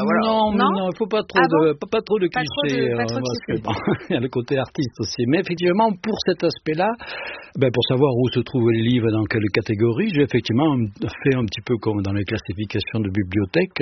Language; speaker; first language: French; native; French